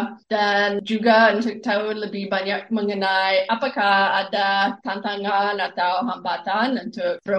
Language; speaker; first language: Indonesian; non-native, fluent; English